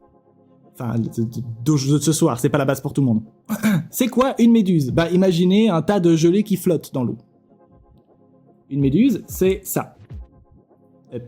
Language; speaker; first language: French; native; French